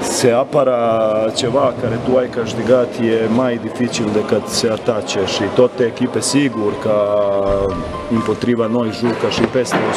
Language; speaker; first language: Romanian; non-native, learner; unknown